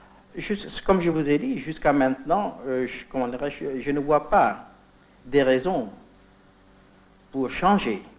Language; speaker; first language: French; non-native, fluent; Indonesian